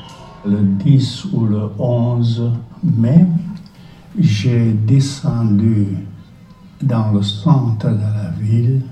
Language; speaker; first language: French; non-native, fluent; Czech